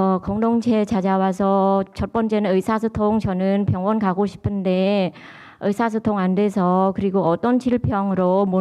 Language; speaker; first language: Korean; non-native, learner; Khmer